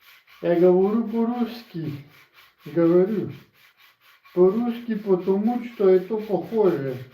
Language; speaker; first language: Russian; non-native, learner; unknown